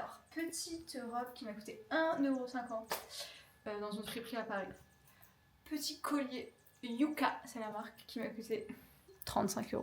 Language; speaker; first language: French; native; French